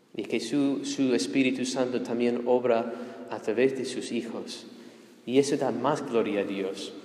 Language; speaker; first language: Spanish; non-native, fluent; English